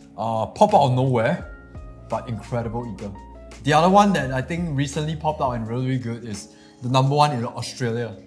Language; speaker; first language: English; native; English